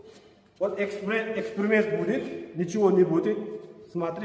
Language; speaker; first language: Russian; non-native, learner; Uzbek